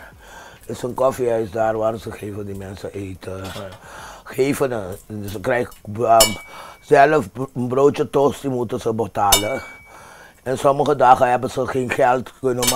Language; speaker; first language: Dutch; non-native, fluent; Papiamento